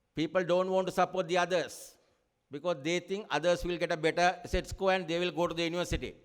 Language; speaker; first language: English; non-native, local second language; Sinhala